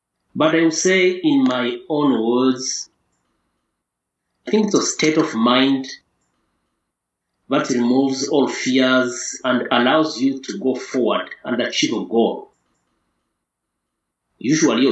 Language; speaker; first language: English; non-native, local second language; Kinyarwanda